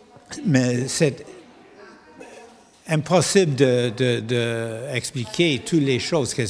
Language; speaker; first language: French; non-native, local second language; English